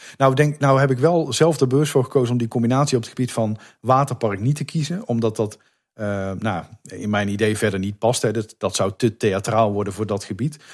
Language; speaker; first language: Dutch; native; Dutch